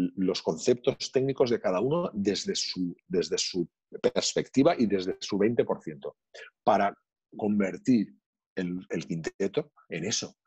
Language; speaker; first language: Spanish; non-native, local second language; Catalan